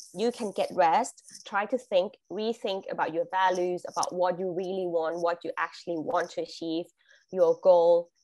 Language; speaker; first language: English; non-native, fluent; Thai